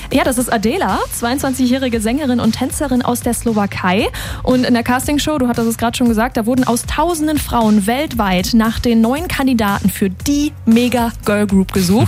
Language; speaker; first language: German; native; German